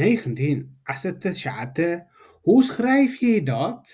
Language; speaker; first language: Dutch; non-native, fluent; Tigrinya